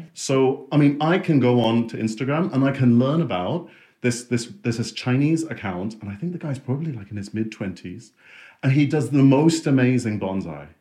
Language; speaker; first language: English; native; English